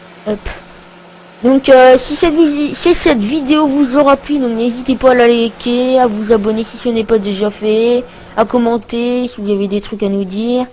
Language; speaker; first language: French; native; French